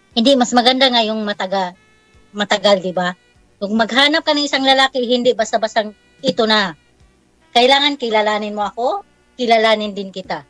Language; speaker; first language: Filipino; non-native, local second language; Cebuano